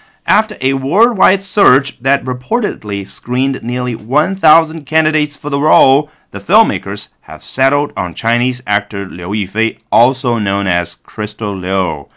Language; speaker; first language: English; non-native, fluent; Chinese